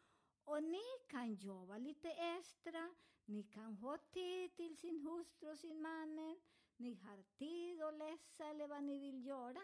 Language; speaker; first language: Swedish; non-native, learner; Spanish